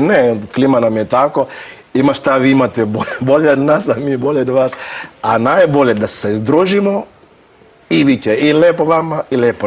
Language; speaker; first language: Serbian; non-native, learner; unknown